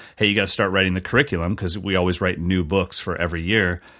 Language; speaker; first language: English; native; English